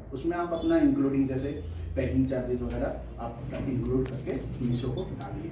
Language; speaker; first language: Hindi; native; Hindi